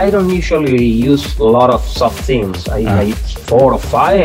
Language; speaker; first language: English; non-native, fluent; Spanish